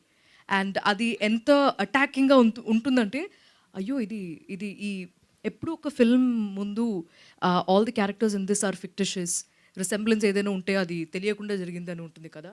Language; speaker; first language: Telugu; non-native, local second language; Malayalam